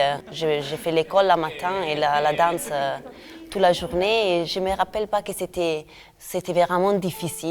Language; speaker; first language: French; non-native, fluent; Italian